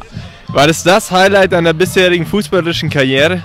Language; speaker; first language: German; native; German